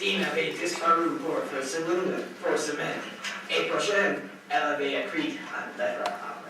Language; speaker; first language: French; non-native, learner; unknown